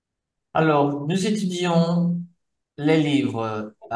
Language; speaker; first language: French; non-native, fluent; Portuguese